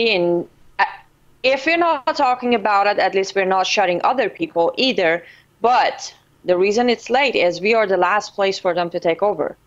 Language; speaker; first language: English; non-native, fluent; Persian